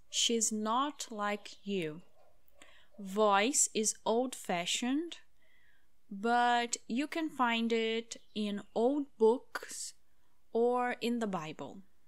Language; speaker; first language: English; non-native, fluent; Portuguese